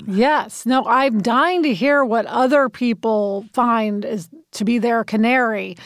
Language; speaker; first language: English; native; English